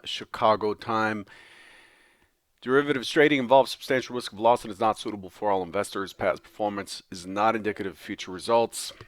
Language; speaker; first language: English; native; English